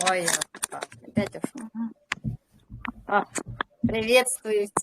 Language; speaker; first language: Russian; native; Russian